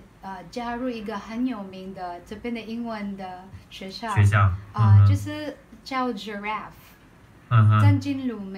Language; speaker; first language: Chinese; non-native, learner; Filipino